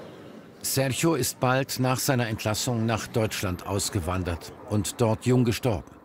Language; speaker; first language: German; native; German